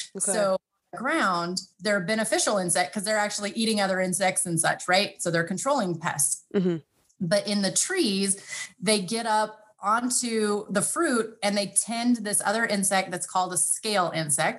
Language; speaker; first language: English; native; English